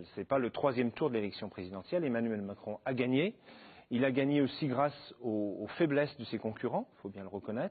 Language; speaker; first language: French; native; French